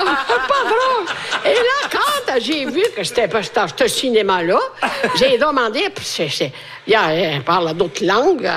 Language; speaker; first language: French; non-native, fluent; Italian